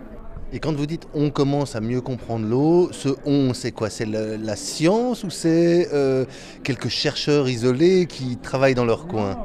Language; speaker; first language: French; native; French